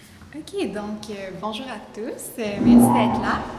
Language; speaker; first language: French; native; French